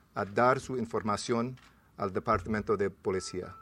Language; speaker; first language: Spanish; non-native, learner; English